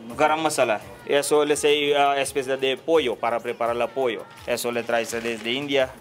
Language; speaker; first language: Spanish; non-native, learner; Gujarati